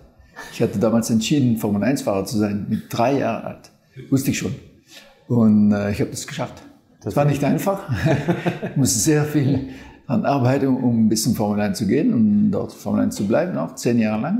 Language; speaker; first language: German; non-native, fluent; French